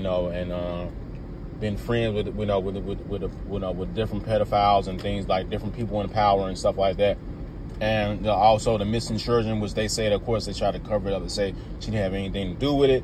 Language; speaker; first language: English; native; English